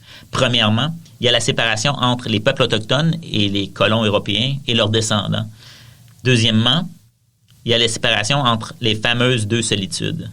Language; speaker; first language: French; native; French